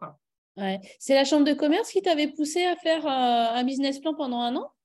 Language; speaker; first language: French; native; French